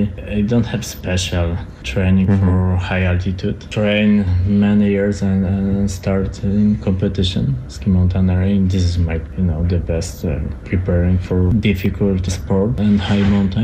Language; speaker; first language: English; non-native, learner; Polish